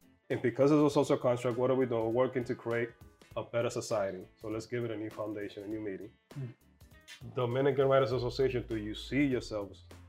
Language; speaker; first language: English; early bilingual, other home language; Spanish